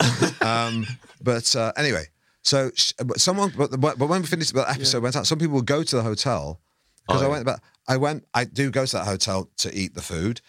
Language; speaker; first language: English; native; English